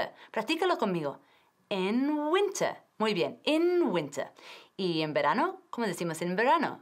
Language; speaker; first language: Spanish; non-native, fluent; English